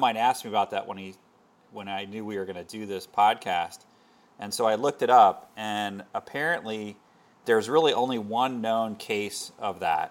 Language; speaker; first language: English; native; English